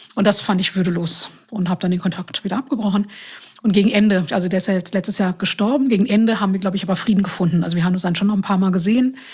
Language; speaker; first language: German; non-native, fluent; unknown